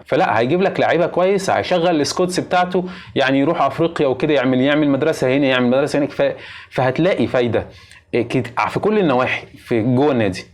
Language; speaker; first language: Arabic; native; Arabic